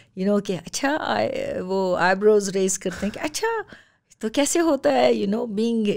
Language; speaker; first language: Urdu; non-native, local second language; Pashto